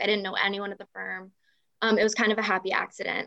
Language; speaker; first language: English; native; English